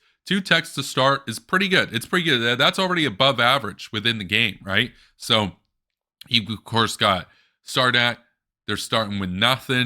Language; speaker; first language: English; native; English